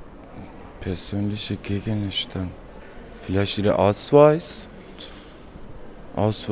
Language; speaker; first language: German; non-native, fluent; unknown